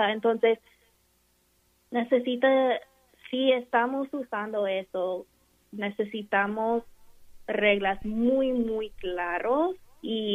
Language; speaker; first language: Spanish; non-native, fluent; English